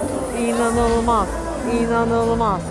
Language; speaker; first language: Turkish; native; Turkish